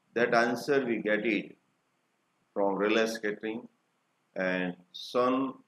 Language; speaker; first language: English; non-native, local second language; Gujarati